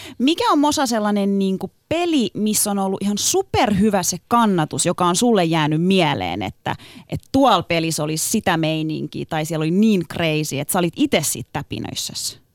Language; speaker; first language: Finnish; early bilingual, other home language; Turkish